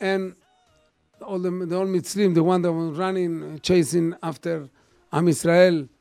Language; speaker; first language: English; non-native, fluent; Hebrew